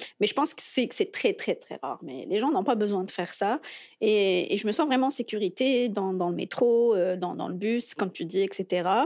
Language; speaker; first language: French; non-native, local second language; Arabic